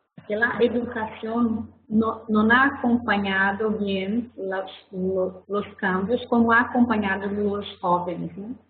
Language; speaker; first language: Spanish; non-native, fluent; Portuguese